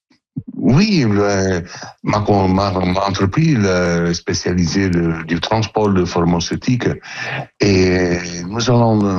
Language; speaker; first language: French; non-native, fluent; Italian